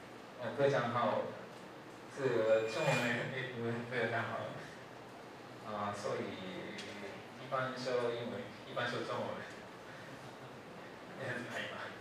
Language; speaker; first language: Chinese; non-native, learner; Japanese